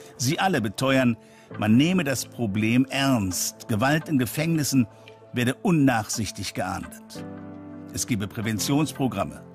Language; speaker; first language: German; native; German